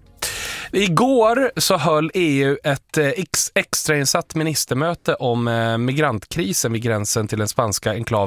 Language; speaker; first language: Swedish; native; Swedish